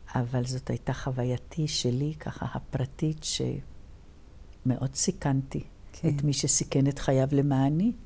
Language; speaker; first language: Hebrew; early bilingual, other home language; Polish